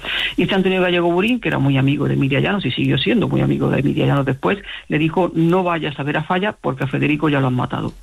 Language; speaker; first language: Spanish; native; Spanish